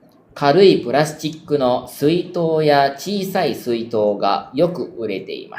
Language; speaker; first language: Japanese; non-native, fluent; Malay